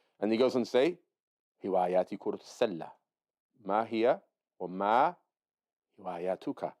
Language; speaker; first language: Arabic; non-native, fluent; English